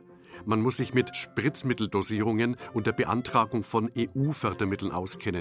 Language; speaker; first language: German; native; German